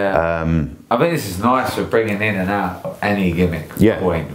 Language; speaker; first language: English; native; English